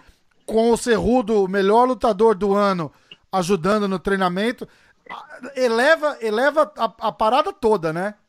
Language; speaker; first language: Portuguese; native; Portuguese